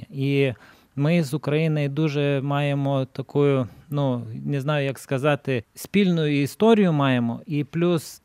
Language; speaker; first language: Ukrainian; non-native, fluent; Lithuanian